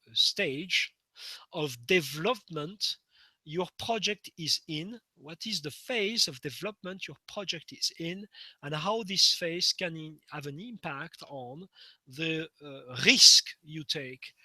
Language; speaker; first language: English; non-native, fluent; French